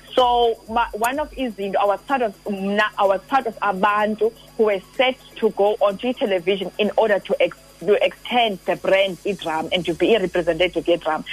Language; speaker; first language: English; non-native, local second language; Xhosa